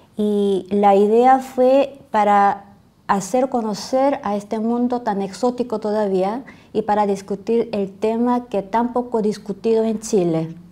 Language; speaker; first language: Spanish; non-native, fluent; Korean